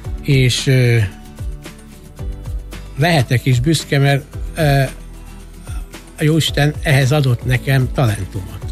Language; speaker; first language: Hungarian; native; Hungarian